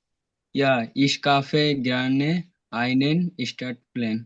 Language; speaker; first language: German; non-native, learner; Bangla